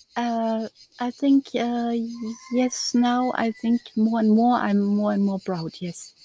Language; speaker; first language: English; non-native, learner; German